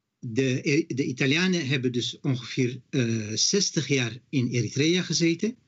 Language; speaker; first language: Dutch; non-native, fluent; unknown